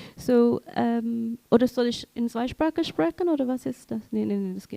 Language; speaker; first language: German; non-native, learner; English